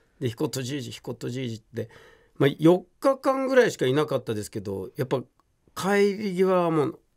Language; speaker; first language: Japanese; native; Japanese